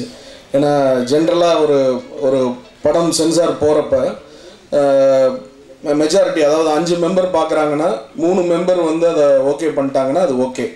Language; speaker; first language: Tamil; native; Tamil